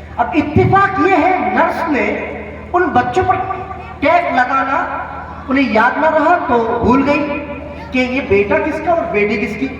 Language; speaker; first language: Urdu; non-native, local second language; Bangla